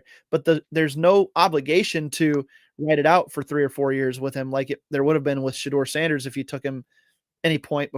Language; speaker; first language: English; native; English